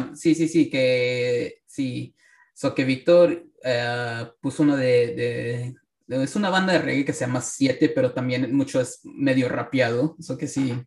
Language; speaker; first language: Spanish; early bilingual, heritage; Spanish